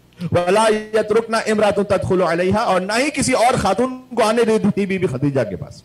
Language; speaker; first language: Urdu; native; Urdu